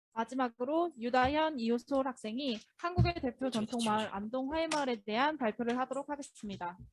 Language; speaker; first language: Korean; native; Korean